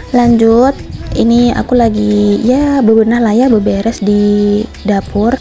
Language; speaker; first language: Indonesian; non-native, local second language; Javanese